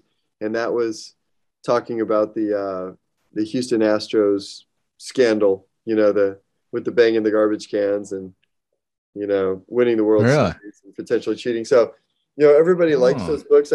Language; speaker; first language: English; native; English